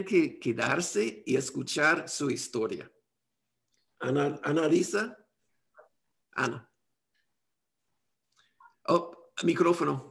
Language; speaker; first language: Spanish; non-native, learner; English